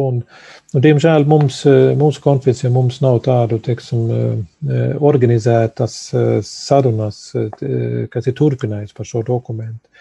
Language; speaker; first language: Latvian; early bilingual, heritage; Latvian